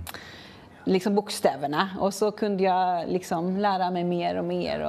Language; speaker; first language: Swedish; native; Swedish